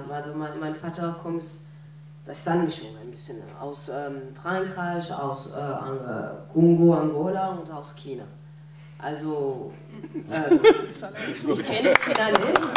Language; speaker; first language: German; non-native, learner; French